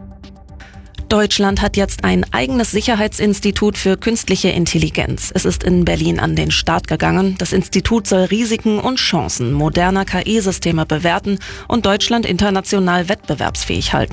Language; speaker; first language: German; native; German